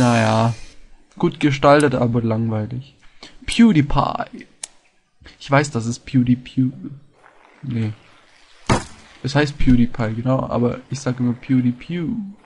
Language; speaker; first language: German; native; German